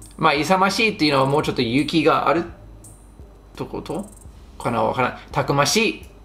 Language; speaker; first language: Japanese; non-native, fluent; English